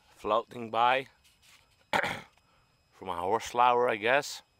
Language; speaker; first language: English; non-native, fluent; Dutch